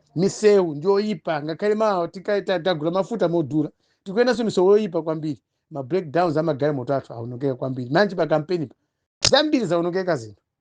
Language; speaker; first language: Nyanja; non-native, local second language; Tumbuka